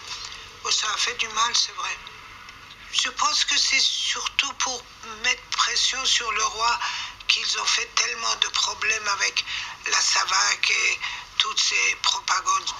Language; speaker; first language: French; non-native, fluent; Persian